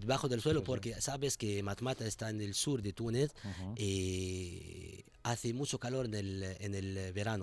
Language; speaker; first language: Spanish; non-native, fluent; Arabic